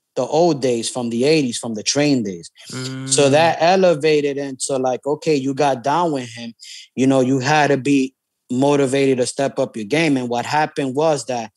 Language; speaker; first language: English; native; English